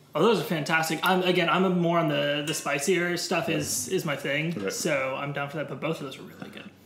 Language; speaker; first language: English; native; English